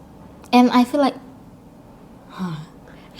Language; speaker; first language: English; non-native, learner; Indonesian